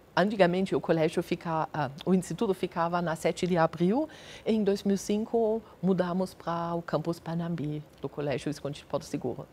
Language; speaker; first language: Portuguese; non-native, fluent; German